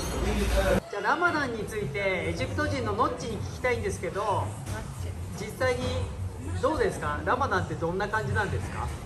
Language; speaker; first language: Japanese; native; Japanese